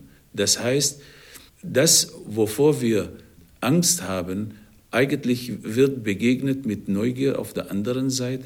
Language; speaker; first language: German; non-native, fluent; Arabic